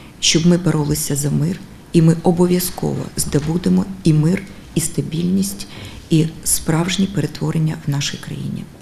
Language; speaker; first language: Ukrainian; non-native, local second language; Russian